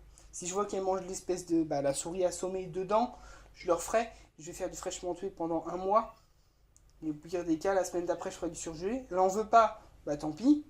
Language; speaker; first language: French; native; French